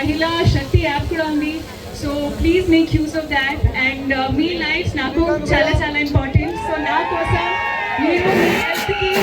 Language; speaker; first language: Telugu; non-native, learner; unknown